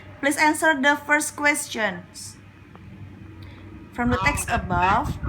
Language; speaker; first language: English; non-native, learner; Indonesian